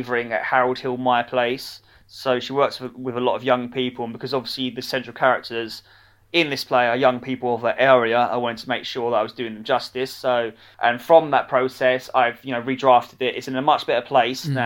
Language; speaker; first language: English; native; English